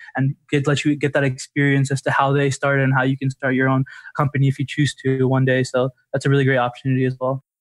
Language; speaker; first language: English; native; English